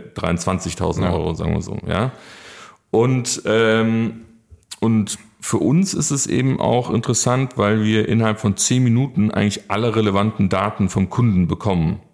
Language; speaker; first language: German; native; German